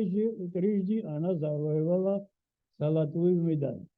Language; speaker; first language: Russian; native; Russian